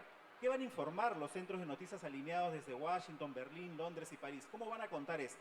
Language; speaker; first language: Spanish; native; Spanish